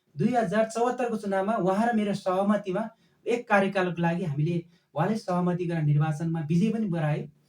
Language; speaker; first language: Nepali; non-native, local second language; Eastern Tamang